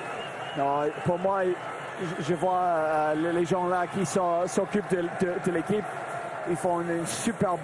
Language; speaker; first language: French; non-native, fluent; English